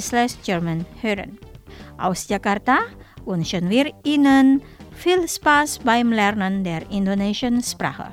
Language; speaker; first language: German; non-native, fluent; Indonesian